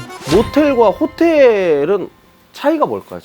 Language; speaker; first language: Korean; native; Korean